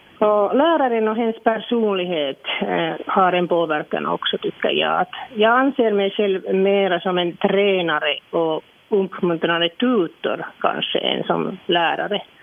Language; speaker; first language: Swedish; non-native, local second language; Finnish